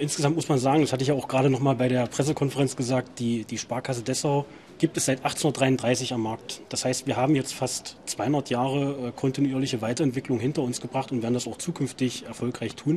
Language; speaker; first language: German; native; German